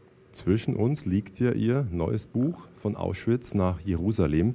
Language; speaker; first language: German; native; German